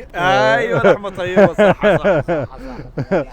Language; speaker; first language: Arabic; native; Arabic